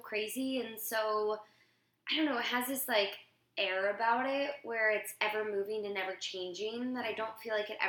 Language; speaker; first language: English; native; English